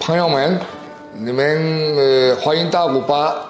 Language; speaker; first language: Chinese; non-native, fluent; Spanish